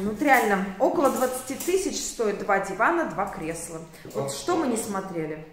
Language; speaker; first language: Russian; native; Russian